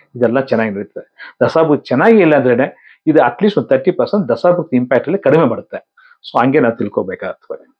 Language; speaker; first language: Kannada; non-native, local second language; Tamil